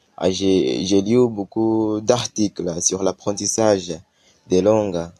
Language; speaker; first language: French; non-native, fluent; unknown